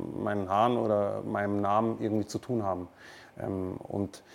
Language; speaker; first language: German; native; German